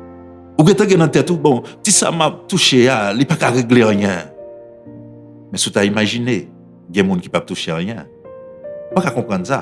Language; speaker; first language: French; non-native, local second language; Haitian Creole